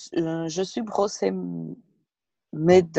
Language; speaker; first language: French; non-native, learner; Portuguese